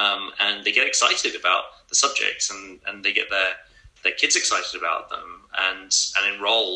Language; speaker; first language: English; native; English